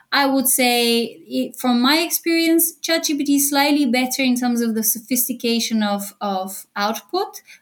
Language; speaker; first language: English; non-native, fluent; Bulgarian